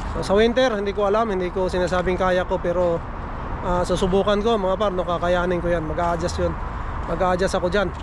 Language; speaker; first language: Filipino; non-native, local second language; Cebuano